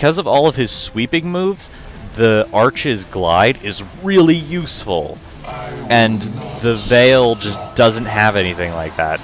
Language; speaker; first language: English; native; English